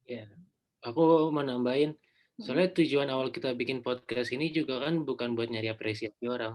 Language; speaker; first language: Indonesian; native; Indonesian